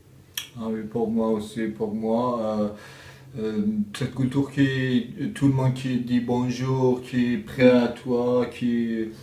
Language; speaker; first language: French; non-native, learner; Persian